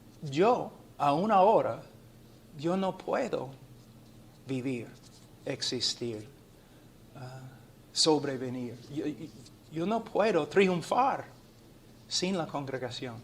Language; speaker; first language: Spanish; non-native, fluent; English